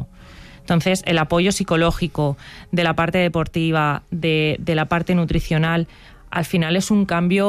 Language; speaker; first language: Spanish; native; Spanish